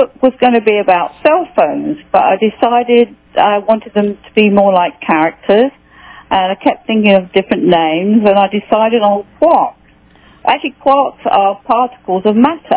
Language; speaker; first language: English; native; English